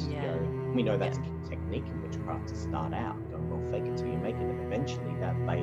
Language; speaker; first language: English; native; English